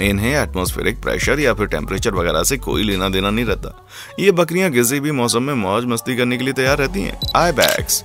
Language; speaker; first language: Hindi; native; Hindi